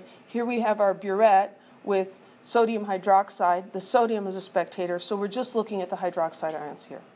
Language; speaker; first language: English; native; English